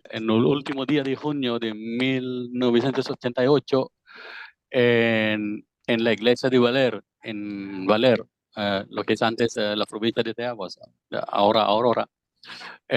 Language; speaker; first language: Spanish; non-native, fluent; Filipino